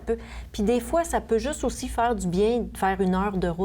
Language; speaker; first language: French; native; French